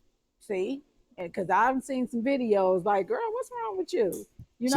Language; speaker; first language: English; native; English